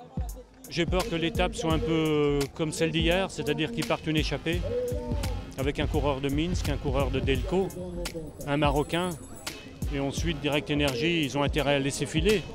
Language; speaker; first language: French; native; French